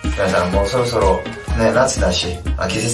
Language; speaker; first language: Japanese; non-native, fluent; Korean